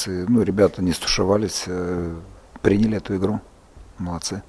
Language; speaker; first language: Russian; native; Russian